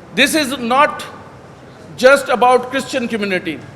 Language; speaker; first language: English; non-native, local second language; Urdu